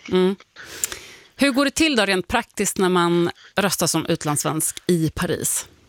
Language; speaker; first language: Swedish; native; Swedish